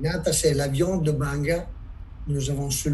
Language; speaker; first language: French; non-native, learner; Italian